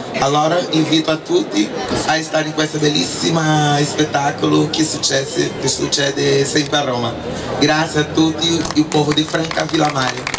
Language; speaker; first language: Italian; non-native, fluent; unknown